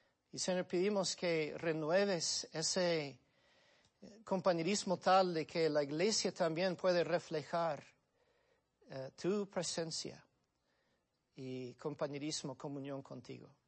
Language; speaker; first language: Spanish; non-native, fluent; English